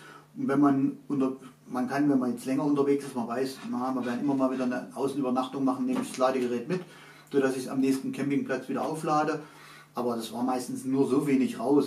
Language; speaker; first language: German; native; German